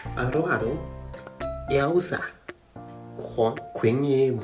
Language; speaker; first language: Portuguese; non-native, learner; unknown